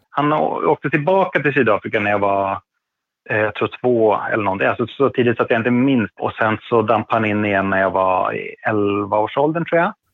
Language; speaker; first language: Swedish; native; Swedish